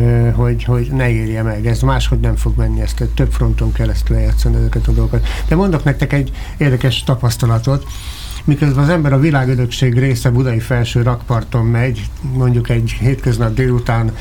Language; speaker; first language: Hungarian; native; Hungarian